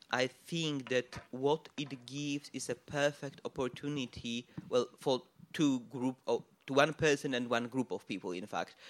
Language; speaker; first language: English; non-native, fluent; Polish